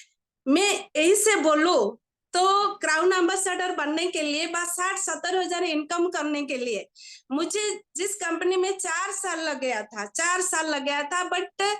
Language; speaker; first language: Hindi; non-native, local second language; Odia